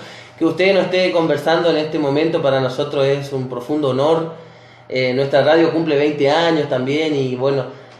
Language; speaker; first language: Spanish; native; Spanish